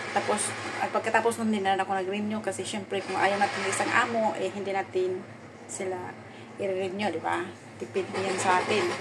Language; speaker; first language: Filipino; non-native, local second language; Cebuano